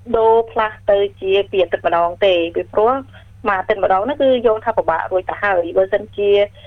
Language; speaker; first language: Khmer; early bilingual, heritage; Khmer